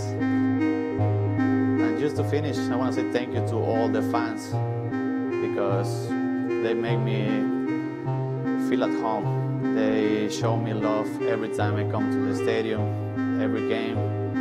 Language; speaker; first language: English; non-native, fluent; Spanish